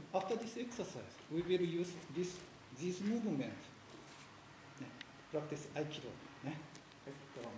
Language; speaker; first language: English; non-native, learner; Japanese